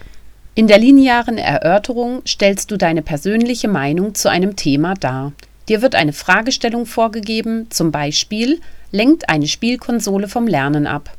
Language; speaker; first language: German; native; German